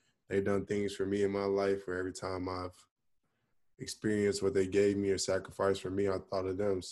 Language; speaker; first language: English; native; English